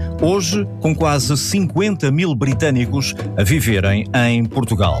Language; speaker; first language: Portuguese; native; Portuguese